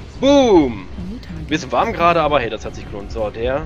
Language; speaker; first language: German; native; German